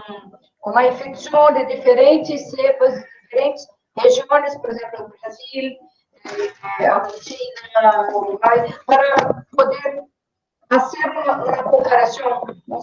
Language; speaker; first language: Spanish; non-native, learner; Portuguese